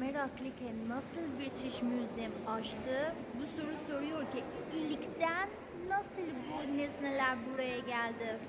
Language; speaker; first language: Turkish; non-native, fluent; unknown